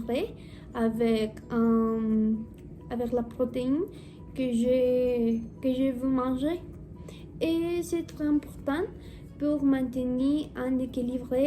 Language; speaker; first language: French; non-native, learner; Spanish